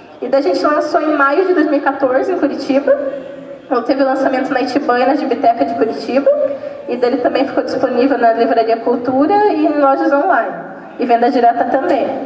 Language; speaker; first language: Portuguese; native; Portuguese